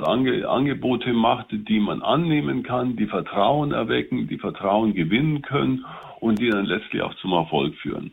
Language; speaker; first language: German; native; German